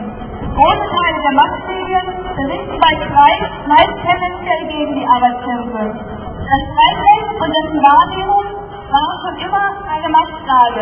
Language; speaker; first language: German; native; German